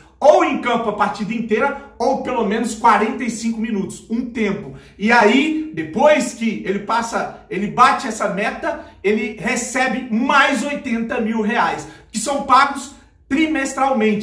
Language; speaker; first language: Portuguese; native; Portuguese